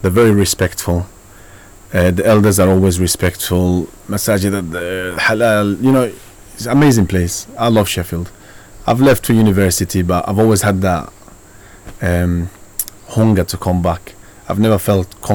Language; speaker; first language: English; non-native, fluent; Spanish